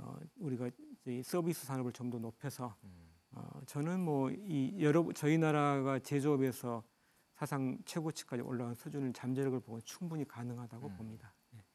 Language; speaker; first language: Korean; native; Korean